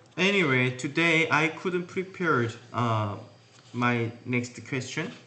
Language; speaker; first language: English; non-native, learner; Korean